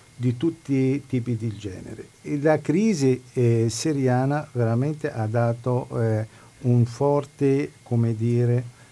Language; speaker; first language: Italian; non-native, fluent; Arabic